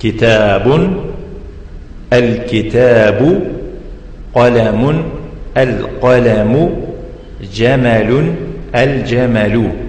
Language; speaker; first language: Arabic; non-native, fluent; Tajik